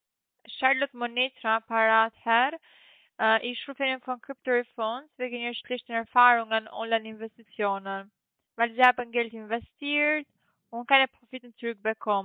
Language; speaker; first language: German; non-native, learner; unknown